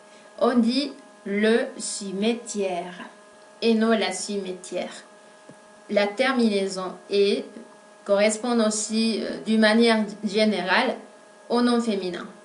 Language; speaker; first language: French; non-native, fluent; Spanish